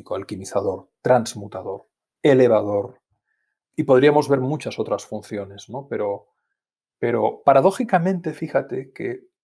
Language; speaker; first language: Spanish; native; Spanish